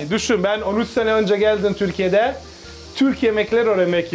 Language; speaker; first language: Turkish; non-native, learner; Italian